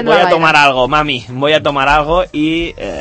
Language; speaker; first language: Catalan; native; Catalan